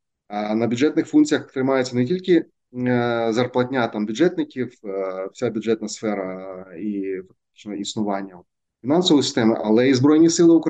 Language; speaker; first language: Ukrainian; native; Ukrainian